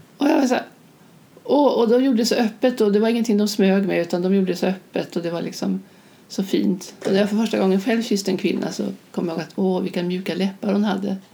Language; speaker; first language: Swedish; native; Swedish